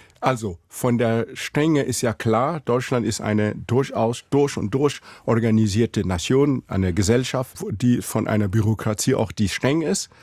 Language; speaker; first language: German; non-native, fluent; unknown